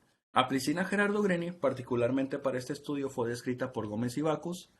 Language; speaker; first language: Spanish; native; Spanish